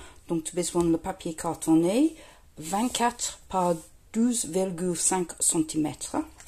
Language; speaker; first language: French; non-native, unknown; English